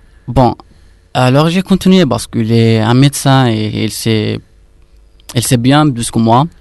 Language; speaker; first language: French; non-native, fluent; Arabic